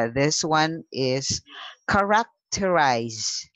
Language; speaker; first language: English; non-native, local second language; Filipino